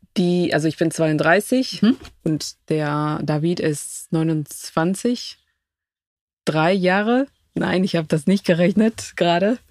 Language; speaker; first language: German; non-native, fluent; Spanish